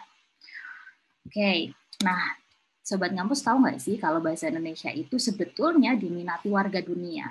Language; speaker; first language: Indonesian; native; Indonesian